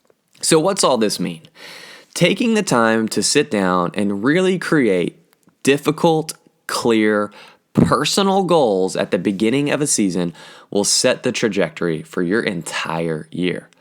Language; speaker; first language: English; native; English